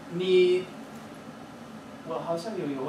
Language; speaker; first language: Chinese; non-native, fluent; English